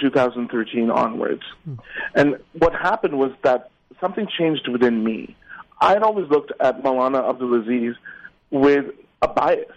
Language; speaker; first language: English; non-native, local second language; Urdu